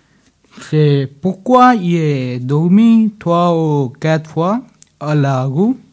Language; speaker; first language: French; non-native, learner; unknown